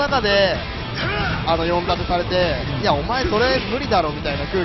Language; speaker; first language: Japanese; native; Japanese